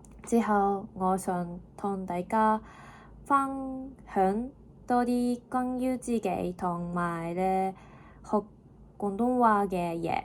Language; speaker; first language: Cantonese; non-native, learner; Japanese